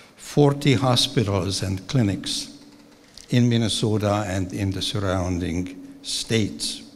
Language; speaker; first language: English; non-native, fluent; Hungarian